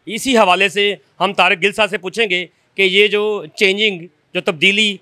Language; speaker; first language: Urdu; non-native, local second language; Punjabi